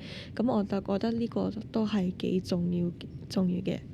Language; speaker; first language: Cantonese; non-native, fluent; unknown